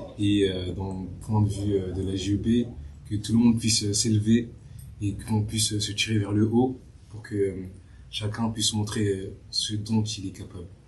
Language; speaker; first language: French; early bilingual, other home language; Bambara